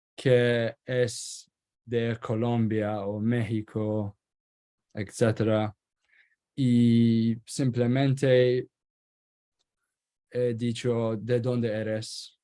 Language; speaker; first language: Spanish; non-native, learner; Kurdish